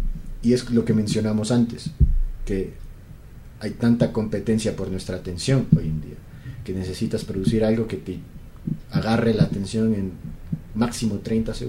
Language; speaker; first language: Spanish; native; Spanish